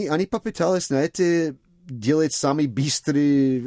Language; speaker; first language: Russian; non-native, fluent; English